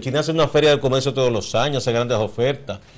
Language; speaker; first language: Spanish; native; Spanish